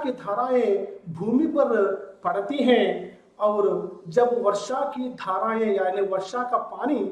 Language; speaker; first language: Hindi; non-native, local second language; Telugu